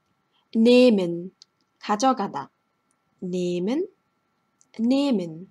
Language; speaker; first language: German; non-native, fluent; Korean